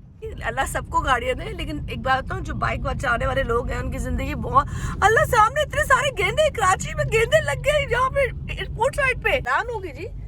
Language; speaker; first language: Urdu; native; Urdu